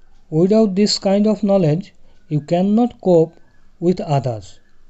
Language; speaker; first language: English; non-native, local second language; Bangla